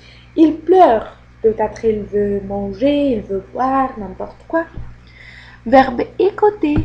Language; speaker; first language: French; non-native, fluent; Arabic